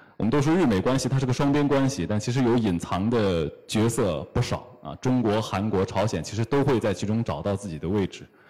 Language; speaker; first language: Chinese; native; Chinese